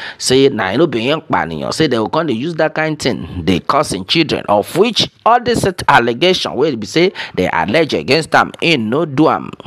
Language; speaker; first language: Nigerian Pidgin; non-native, local second language; Yoruba